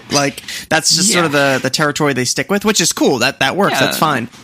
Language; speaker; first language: English; native; English